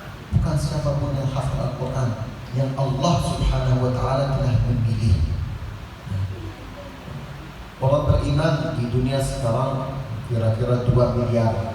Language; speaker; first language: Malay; non-native, learner; Arabic